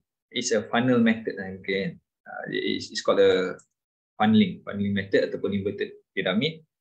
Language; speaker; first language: English; non-native, local second language; Malay